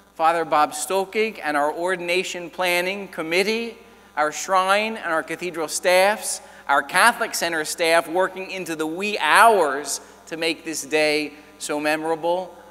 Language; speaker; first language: English; native; English